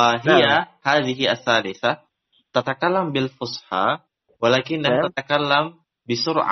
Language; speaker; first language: Arabic; non-native, fluent; Indonesian